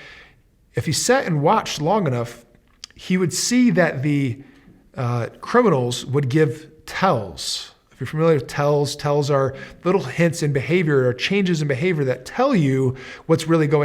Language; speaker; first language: English; native; English